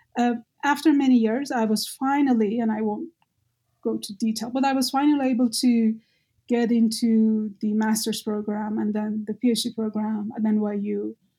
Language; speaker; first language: English; non-native, fluent; Persian